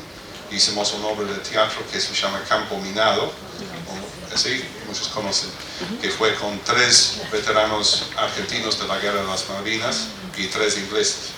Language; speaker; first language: Spanish; non-native, fluent; English